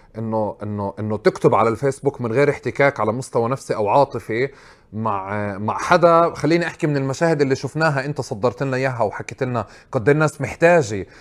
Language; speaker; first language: Arabic; native; Arabic